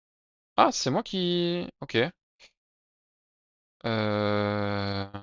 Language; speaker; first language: French; native; French